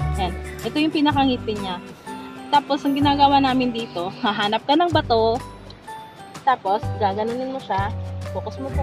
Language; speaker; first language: Filipino; non-native, local second language; Cebuano